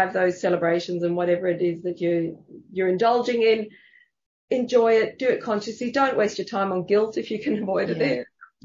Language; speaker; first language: English; native; English